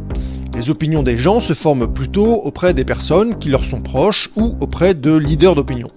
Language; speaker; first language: French; native; French